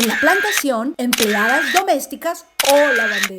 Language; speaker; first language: Spanish; native; Spanish